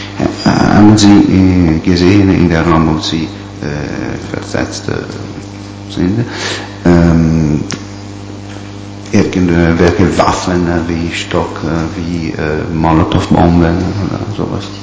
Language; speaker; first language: German; non-native, learner; Italian